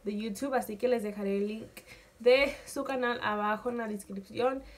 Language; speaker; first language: Spanish; early bilingual, heritage; Spanish